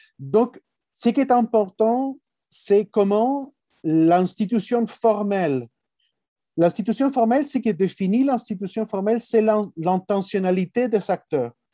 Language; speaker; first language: French; non-native, fluent; Spanish